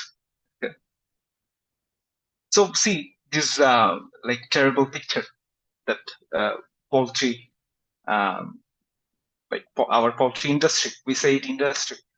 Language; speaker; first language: English; non-native, fluent; Bangla